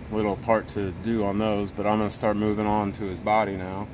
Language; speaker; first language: English; native; English